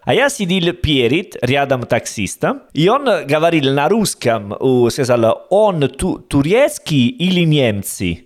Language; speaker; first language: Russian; non-native, learner; Italian